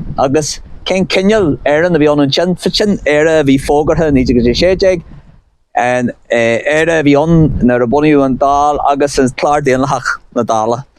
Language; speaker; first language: Irish; non-native, local second language; English